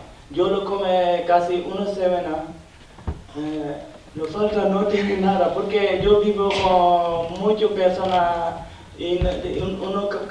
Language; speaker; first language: Spanish; non-native, learner; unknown